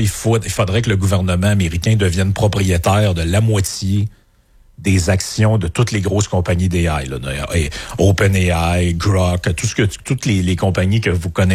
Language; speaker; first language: French; native; French